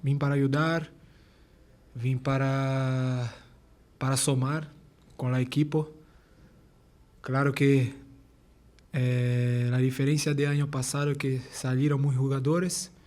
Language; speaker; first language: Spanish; non-native, learner; Portuguese